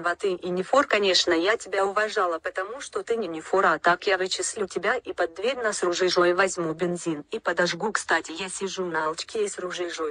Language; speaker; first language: Russian; native; Russian